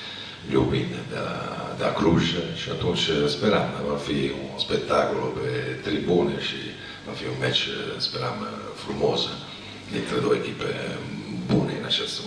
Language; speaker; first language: Romanian; non-native, fluent; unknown